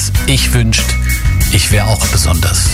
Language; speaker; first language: German; native; German